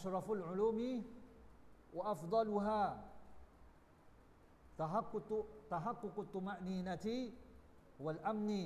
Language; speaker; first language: Arabic; non-native, learner; Indonesian